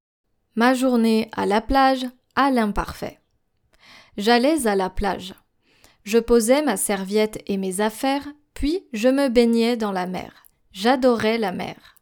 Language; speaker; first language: French; non-native, fluent; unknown